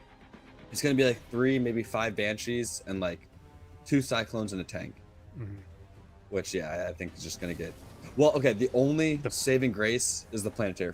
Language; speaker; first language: English; native; English